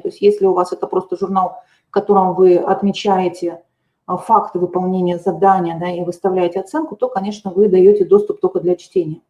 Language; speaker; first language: Russian; native; Russian